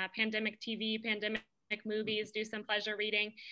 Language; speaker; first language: English; native; English